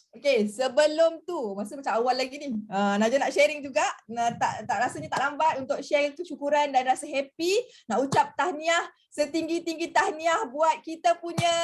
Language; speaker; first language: Malay; native; Malay